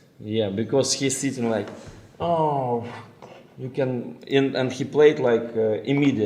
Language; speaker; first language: English; non-native, fluent; Ukrainian